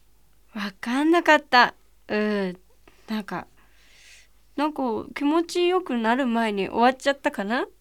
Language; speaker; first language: Japanese; native; Japanese